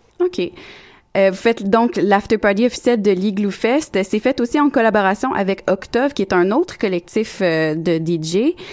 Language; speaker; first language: French; native; French